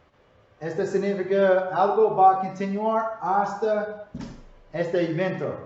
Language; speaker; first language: Spanish; non-native, learner; English